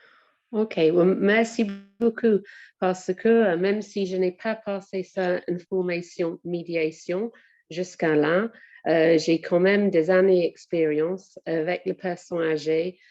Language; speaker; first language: French; non-native, learner; English